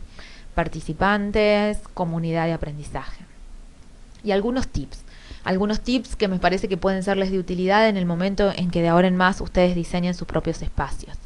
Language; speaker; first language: Spanish; native; Spanish